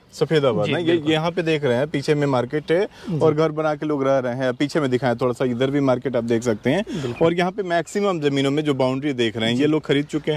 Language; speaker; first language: Hindi; native; Hindi